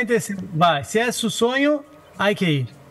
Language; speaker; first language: Spanish; non-native, learner; Portuguese